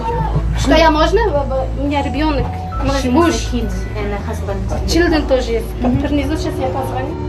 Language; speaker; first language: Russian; non-native, learner; Uzbek